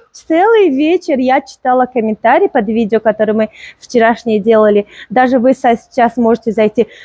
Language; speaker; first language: Russian; non-native, local second language; Tajik